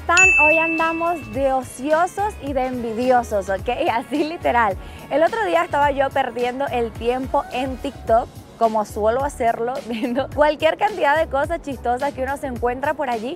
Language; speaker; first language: Spanish; native; Spanish